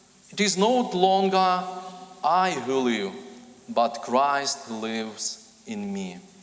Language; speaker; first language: English; non-native, fluent; Ukrainian